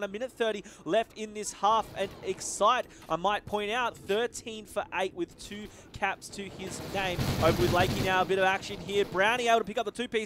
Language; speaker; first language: English; native; English